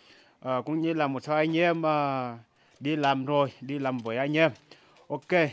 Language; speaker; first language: Vietnamese; non-native, fluent; Portuguese